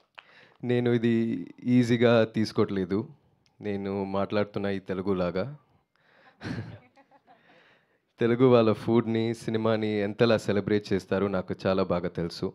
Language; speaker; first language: Telugu; non-native, learner; Tamil